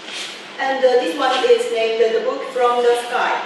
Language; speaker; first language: English; non-native, learner; Chinese